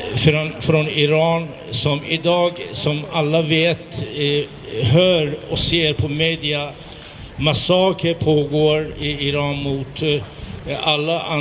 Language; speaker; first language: Swedish; non-native, fluent; Azerbaijani